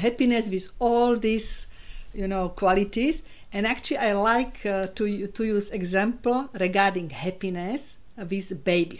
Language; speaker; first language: English; non-native, fluent; Slovak